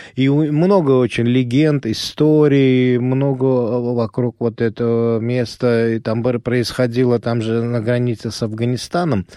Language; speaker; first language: Russian; non-native, local second language; Azerbaijani